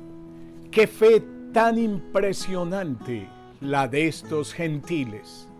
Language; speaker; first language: Spanish; native; Spanish